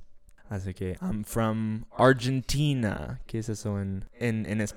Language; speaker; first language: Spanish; non-native, fluent; English